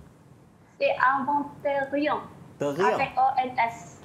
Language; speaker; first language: French; non-native, learner; Malay